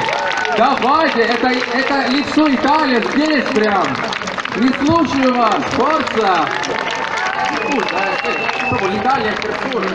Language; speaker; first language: Russian; non-native, fluent; Italian